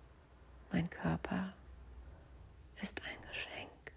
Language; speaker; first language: German; native; German